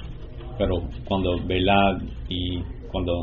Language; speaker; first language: Spanish; non-native, learner; English